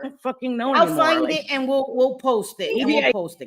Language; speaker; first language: English; native; English